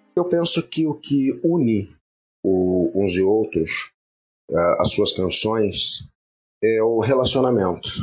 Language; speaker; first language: Portuguese; early bilingual, other home language; French